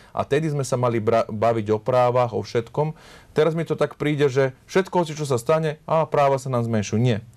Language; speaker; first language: Slovak; native; Slovak